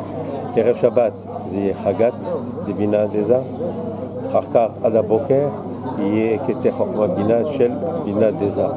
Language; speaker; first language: Hebrew; non-native, fluent; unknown